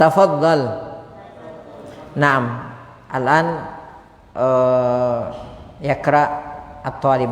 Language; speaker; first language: Arabic; non-native, fluent; Indonesian